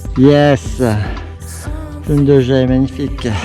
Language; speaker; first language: French; native; French